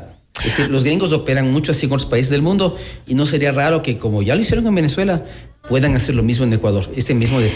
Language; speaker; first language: Spanish; native; Spanish